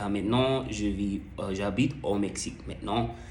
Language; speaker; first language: French; non-native, learner; English